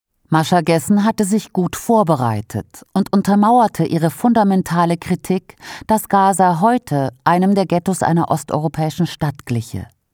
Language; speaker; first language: German; native; German